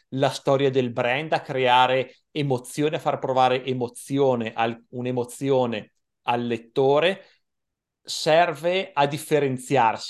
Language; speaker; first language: Italian; native; Italian